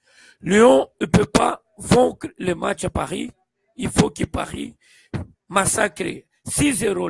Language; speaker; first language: French; non-native, fluent; Portuguese